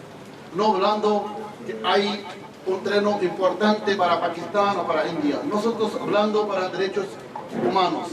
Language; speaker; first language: Spanish; non-native, learner; Urdu